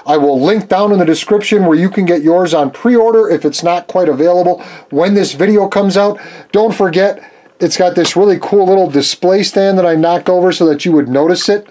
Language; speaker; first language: English; native; English